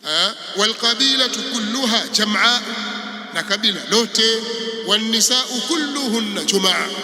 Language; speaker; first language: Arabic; non-native, fluent; Swahili